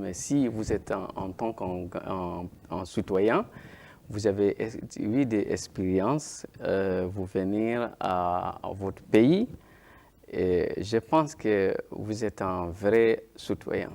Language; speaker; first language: French; non-native, learner; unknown